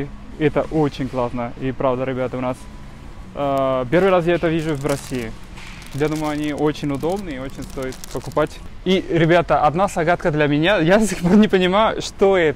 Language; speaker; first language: Russian; non-native, fluent; Spanish